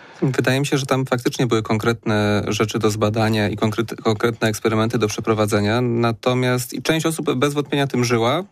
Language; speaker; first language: Polish; native; Polish